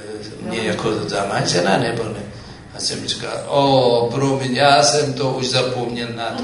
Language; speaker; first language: Czech; non-native, fluent; Amharic